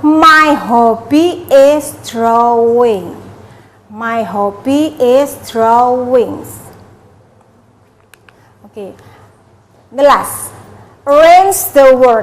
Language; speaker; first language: English; non-native, learner; Indonesian